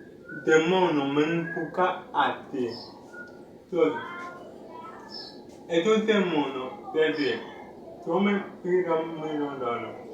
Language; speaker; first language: Spanish; non-native, learner; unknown